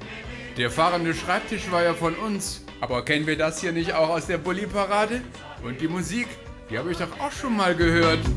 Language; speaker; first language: German; native; German